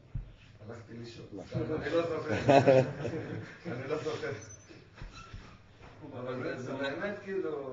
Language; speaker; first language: Hebrew; non-native, local second language; English